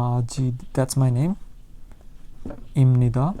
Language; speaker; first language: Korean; non-native, learner; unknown